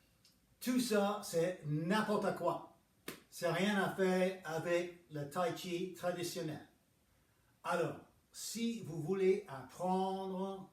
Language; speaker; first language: French; non-native, fluent; English